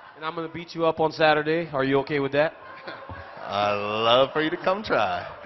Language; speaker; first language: English; native; English